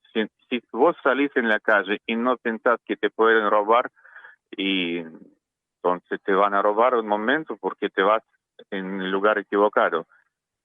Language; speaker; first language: Spanish; non-native, learner; Russian